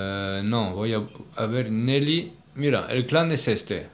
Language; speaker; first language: Spanish; non-native, learner; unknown